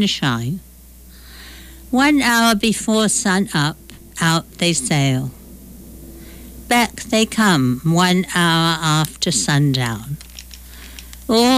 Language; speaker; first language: English; native; English